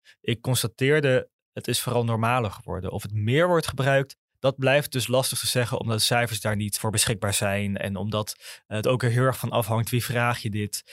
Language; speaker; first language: Dutch; native; Dutch